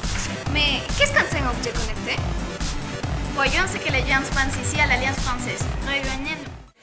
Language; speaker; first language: French; non-native, learner; Spanish